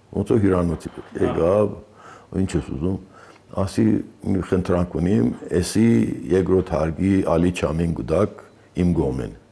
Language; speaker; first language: Armenian; early bilingual, heritage; Arabic